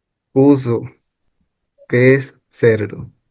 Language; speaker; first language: Spanish; non-native, local second language; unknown